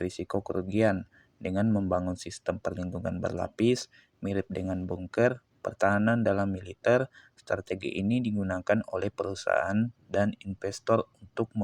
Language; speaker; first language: Indonesian; native; Indonesian